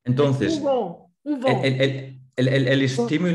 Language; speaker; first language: Spanish; non-native, fluent; Dutch